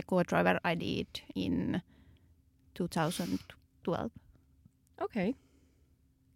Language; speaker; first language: English; non-native, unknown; Finnish